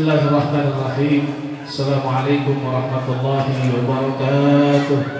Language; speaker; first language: Indonesian; native; Indonesian